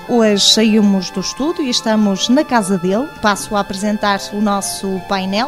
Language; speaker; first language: Portuguese; native; Portuguese